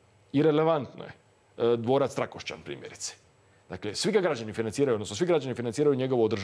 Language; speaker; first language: Croatian; native; Croatian